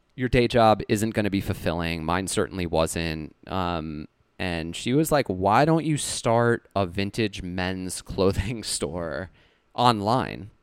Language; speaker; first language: English; native; English